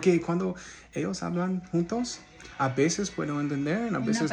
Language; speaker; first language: Spanish; non-native, learner; English